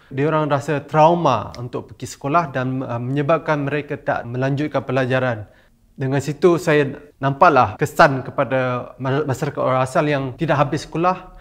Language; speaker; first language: Malay; non-native, local second language; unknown